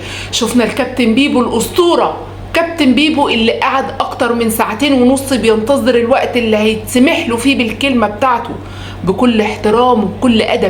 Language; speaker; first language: Arabic; native; Arabic